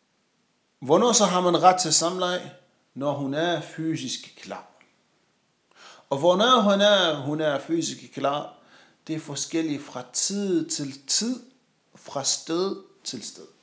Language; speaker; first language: Danish; non-native, fluent; Arabic